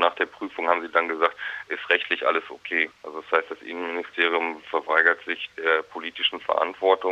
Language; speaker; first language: German; native; German